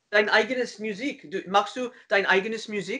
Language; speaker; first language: German; non-native, learner; English